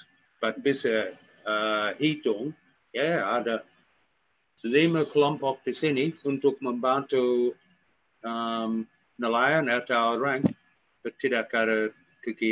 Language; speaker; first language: Indonesian; non-native, fluent; English